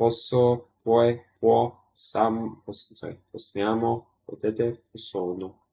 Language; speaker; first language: Italian; non-native, learner; English